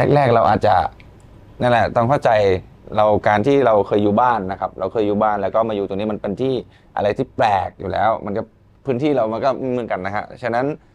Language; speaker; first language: Thai; native; Thai